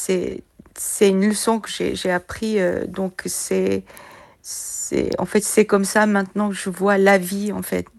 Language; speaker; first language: French; non-native, fluent; Korean